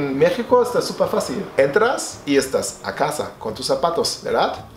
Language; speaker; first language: Spanish; non-native, learner; German